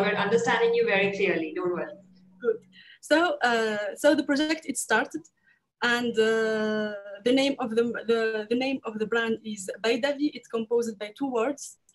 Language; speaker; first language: English; non-native, learner; French